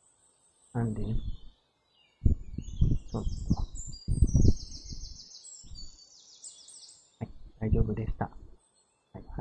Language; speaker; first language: Japanese; non-native, learner; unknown